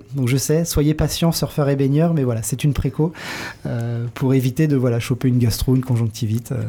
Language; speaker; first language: French; native; French